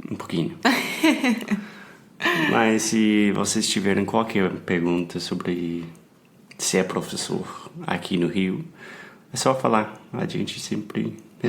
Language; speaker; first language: Portuguese; non-native, fluent; English